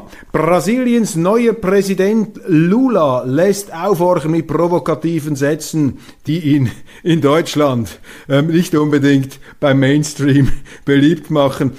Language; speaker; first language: German; native; German